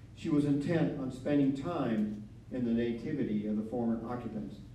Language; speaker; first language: English; native; English